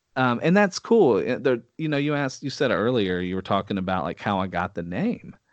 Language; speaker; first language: English; native; English